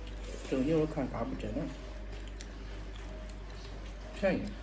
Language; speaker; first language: Chinese; native; Chinese